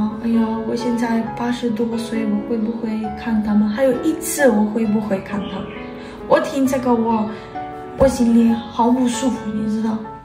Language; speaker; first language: Chinese; non-native, learner; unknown